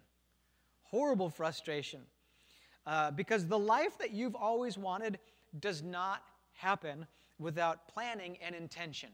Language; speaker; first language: English; native; English